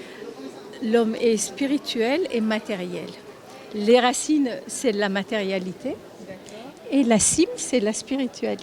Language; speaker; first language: French; non-native, fluent; Japanese